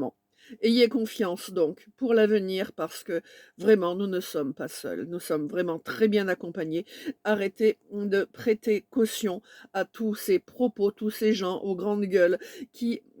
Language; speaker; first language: French; native; French